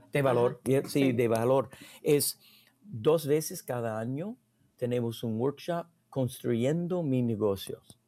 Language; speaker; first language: Spanish; non-native, learner; English